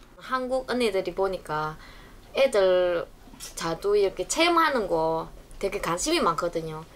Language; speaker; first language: Korean; non-native, learner; Indonesian